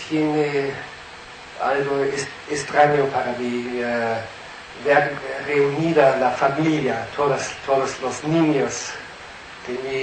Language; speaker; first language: Spanish; non-native, fluent; German